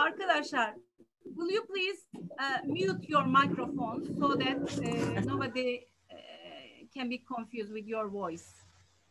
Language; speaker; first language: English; non-native, fluent; Turkish